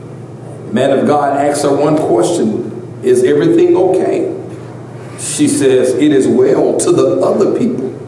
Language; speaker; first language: English; native; English